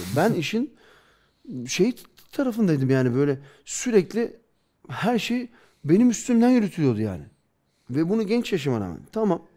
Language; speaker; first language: Turkish; early bilingual, heritage; Turkish